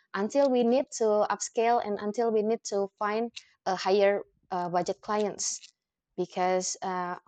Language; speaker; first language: English; non-native, fluent; Indonesian